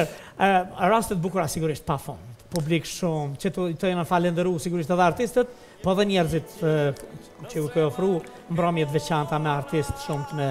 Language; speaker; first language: Albanian; native; Albanian